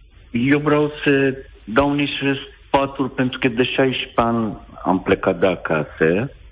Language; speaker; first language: Romanian; non-native, fluent; Persian